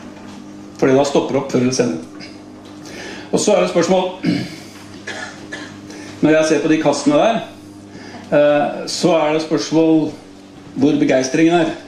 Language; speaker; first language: Norwegian; native; Norwegian